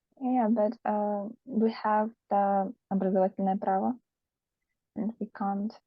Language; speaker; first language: English; non-native, learner; Russian